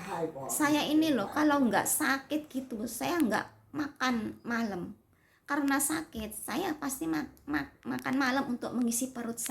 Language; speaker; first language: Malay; non-native, local second language; Javanese